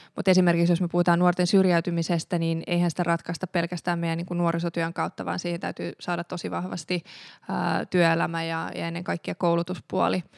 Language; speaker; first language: Finnish; early bilingual, other home language; Persian